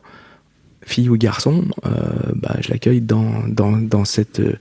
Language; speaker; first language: French; native; French